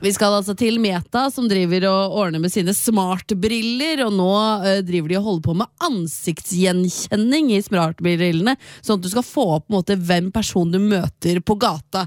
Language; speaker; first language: Norwegian; native; Norwegian